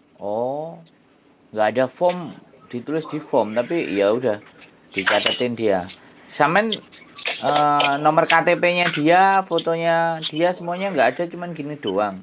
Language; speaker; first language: Indonesian; non-native, local second language; Javanese